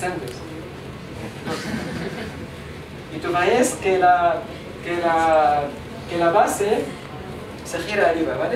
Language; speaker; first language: Spanish; non-native, learner; Arabic